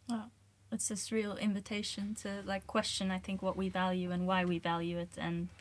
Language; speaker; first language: English; native; English